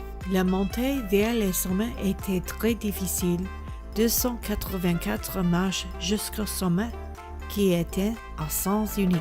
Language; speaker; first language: French; non-native, learner; English